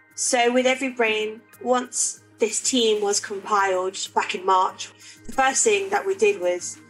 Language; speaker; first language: English; native; English